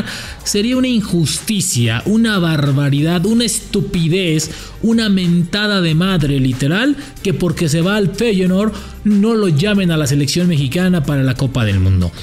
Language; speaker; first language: Spanish; native; Spanish